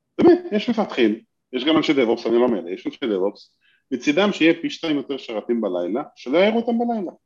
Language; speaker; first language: Hebrew; native; Hebrew